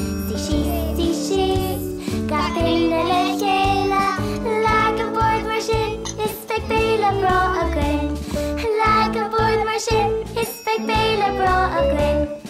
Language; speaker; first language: Irish; native; Irish